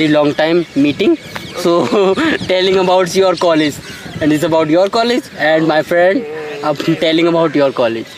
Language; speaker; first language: English; non-native, learner; Hindi